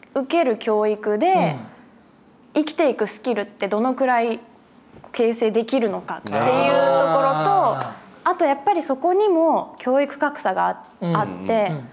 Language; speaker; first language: Japanese; native; Japanese